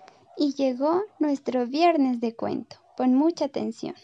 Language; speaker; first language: Spanish; native; Spanish